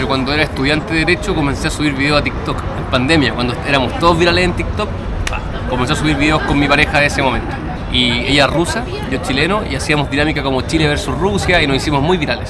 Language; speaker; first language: Spanish; native; Spanish